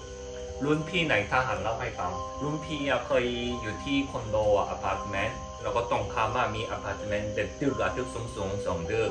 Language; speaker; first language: Thai; non-native, fluent; Korean